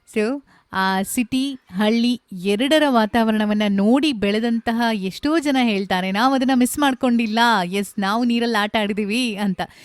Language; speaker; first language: Kannada; native; Kannada